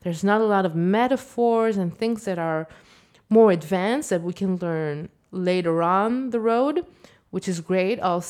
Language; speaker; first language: English; non-native, fluent; Hebrew